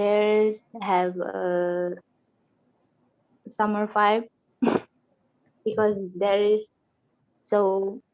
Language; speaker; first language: English; non-native, learner; Indonesian